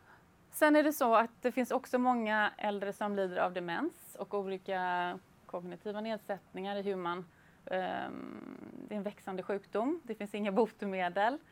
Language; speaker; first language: Swedish; native; Swedish